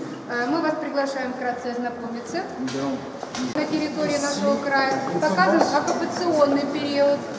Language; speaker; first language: Russian; native; Russian